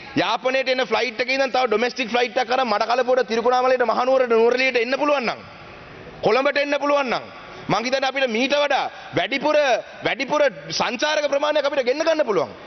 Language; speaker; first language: Sinhala; non-native, local second language; Tamil